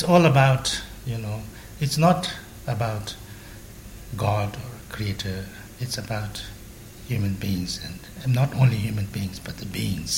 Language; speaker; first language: English; non-native, fluent; Chinese